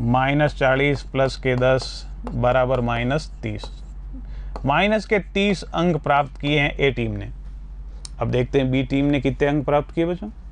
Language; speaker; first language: Hindi; native; Hindi